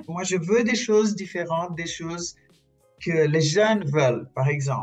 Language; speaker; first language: French; non-native, fluent; Portuguese